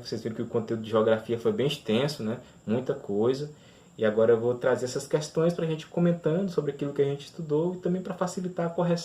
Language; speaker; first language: Portuguese; native; Portuguese